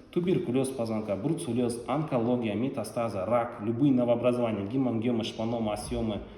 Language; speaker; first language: Russian; non-native, local second language; Kazakh